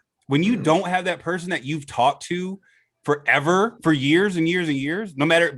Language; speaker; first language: English; native; English